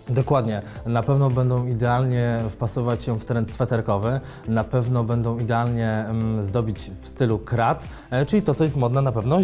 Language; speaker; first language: Polish; native; Polish